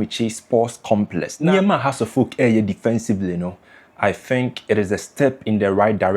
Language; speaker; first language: English; non-native, local second language; Akan